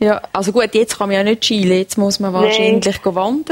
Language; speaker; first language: German; native; German